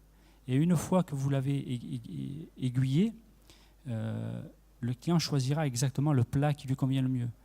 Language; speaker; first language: French; native; French